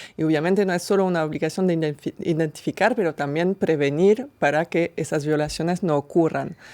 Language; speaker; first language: Spanish; non-native, fluent; French